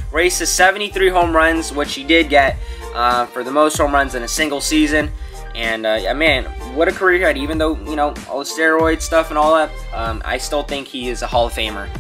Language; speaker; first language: English; native; English